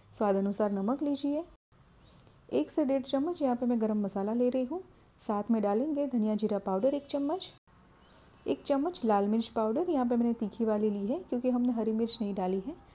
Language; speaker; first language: Hindi; non-native, local second language; Gujarati